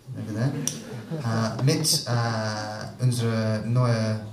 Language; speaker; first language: English; native; English